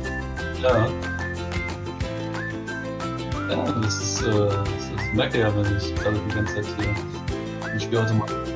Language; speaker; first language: German; native; German